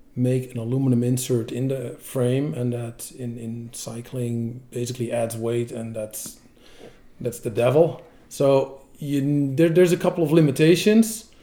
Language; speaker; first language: English; non-native, fluent; Dutch